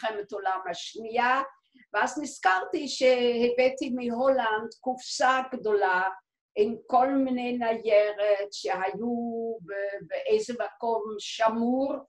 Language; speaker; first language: Hebrew; non-native, fluent; Dutch